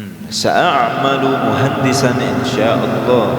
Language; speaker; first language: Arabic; non-native, fluent; Indonesian